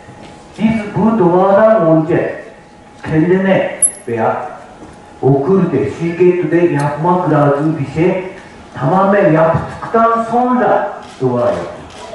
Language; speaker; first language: Turkish; non-native, learner; Japanese